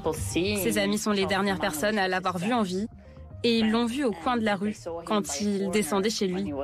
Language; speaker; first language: French; native; French